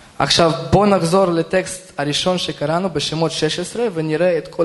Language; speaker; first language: Hebrew; non-native, fluent; Russian